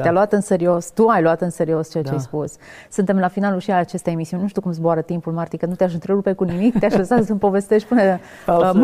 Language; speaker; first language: Romanian; native; Romanian